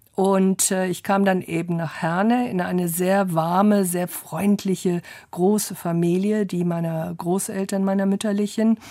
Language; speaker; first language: German; early bilingual, other home language; English